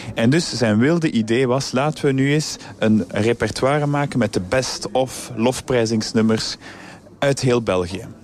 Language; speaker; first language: Dutch; native; Dutch